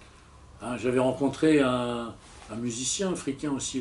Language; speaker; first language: French; native; French